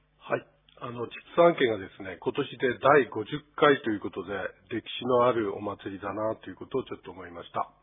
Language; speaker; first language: Japanese; native; Japanese